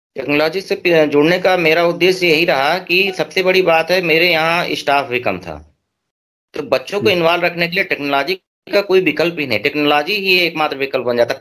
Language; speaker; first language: Hindi; native; Hindi